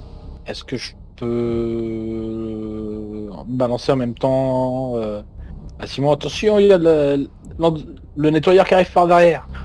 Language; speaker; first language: French; native; French